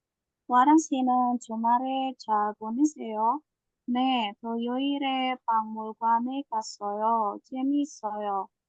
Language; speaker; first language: Korean; non-native, learner; Indonesian